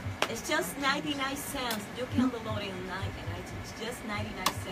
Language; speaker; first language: English; non-native, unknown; Spanish